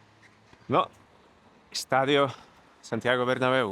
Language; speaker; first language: Polish; native; Polish